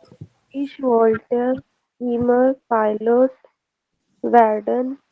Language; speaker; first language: German; non-native, learner; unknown